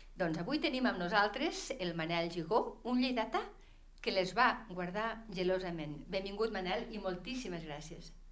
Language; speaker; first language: Catalan; native; Catalan